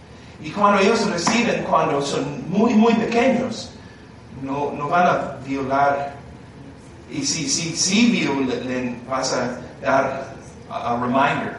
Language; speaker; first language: Spanish; non-native, learner; English